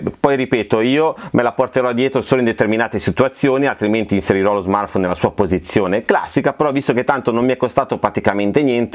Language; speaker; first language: Italian; native; Italian